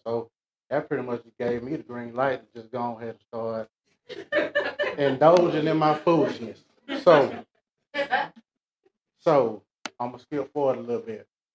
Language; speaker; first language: English; native; English